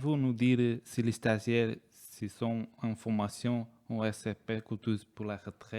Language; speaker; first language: French; non-native, learner; Portuguese